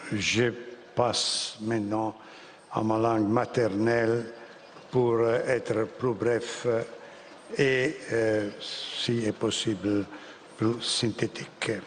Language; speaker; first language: French; non-native, fluent; Italian